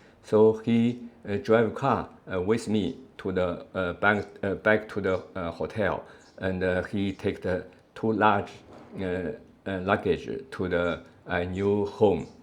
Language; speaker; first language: English; non-native, learner; Chinese